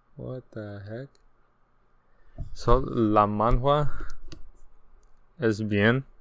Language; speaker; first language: Spanish; early bilingual, heritage; Spanish